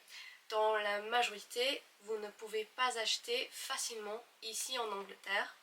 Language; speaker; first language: French; non-native, fluent; English